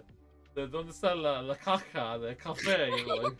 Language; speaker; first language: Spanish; early bilingual, heritage; English